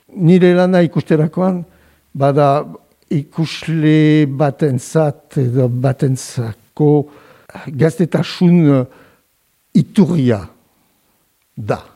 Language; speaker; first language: Basque; non-native, local second language; French